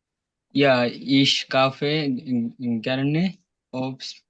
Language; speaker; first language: German; non-native, learner; Bangla